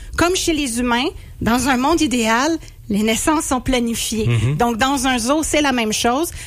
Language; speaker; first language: French; native; French